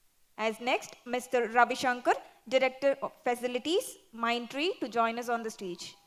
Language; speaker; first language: English; non-native, local second language; Tamil